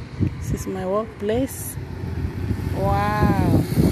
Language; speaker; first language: English; non-native, local second language; Igbo